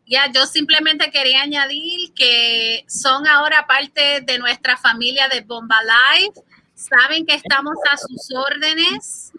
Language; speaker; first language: Spanish; early bilingual, heritage; Spanish